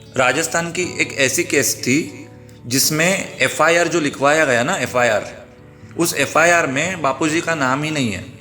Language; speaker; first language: Hindi; non-native, local second language; Marathi